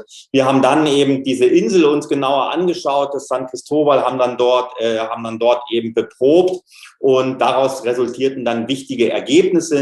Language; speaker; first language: German; native; German